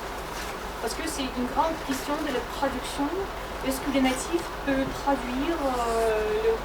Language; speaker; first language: French; non-native, fluent; Russian